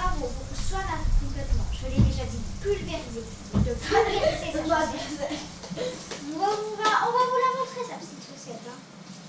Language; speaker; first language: French; native; French